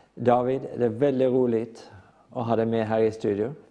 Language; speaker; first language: Swedish; non-native, fluent; Norwegian